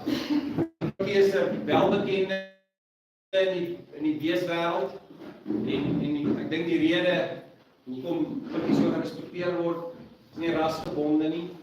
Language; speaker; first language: Afrikaans; native; Afrikaans